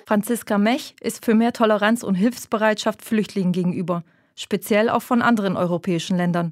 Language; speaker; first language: German; native; German